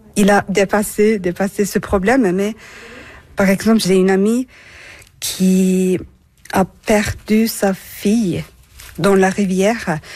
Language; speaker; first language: French; non-native, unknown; Turkish